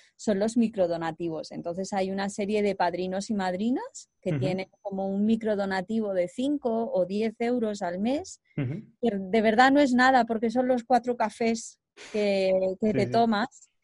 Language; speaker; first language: Spanish; native; Spanish